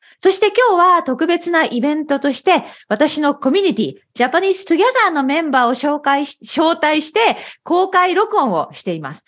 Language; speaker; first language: Japanese; native; Japanese